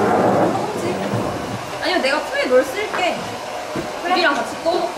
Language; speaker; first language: Korean; native; Korean